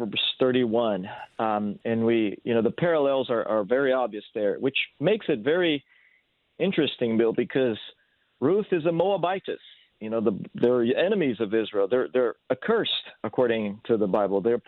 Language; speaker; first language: English; non-native, fluent; Portuguese